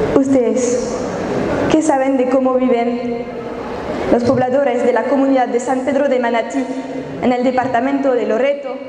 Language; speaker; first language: Spanish; non-native, fluent; French